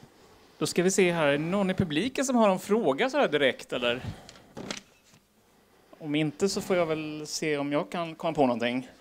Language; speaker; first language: Swedish; native; Swedish